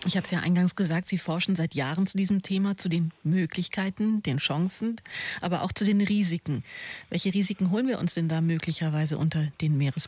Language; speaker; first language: German; native; German